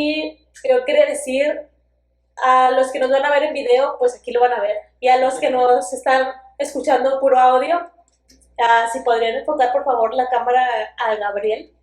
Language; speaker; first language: Spanish; native; Spanish